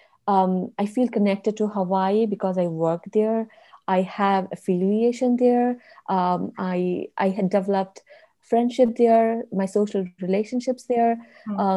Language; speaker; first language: English; non-native, local second language; Bangla